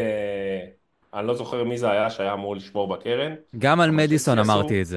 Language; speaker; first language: Hebrew; native; Hebrew